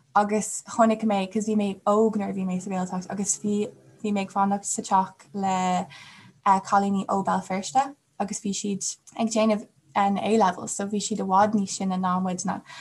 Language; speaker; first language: Irish; non-native, local second language; English